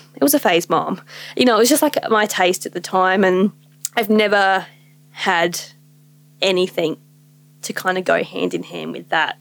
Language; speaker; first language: English; native; English